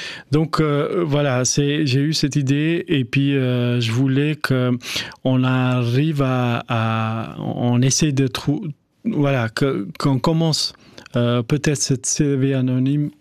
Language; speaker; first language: French; non-native, fluent; Albanian